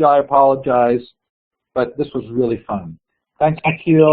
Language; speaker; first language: English; native; English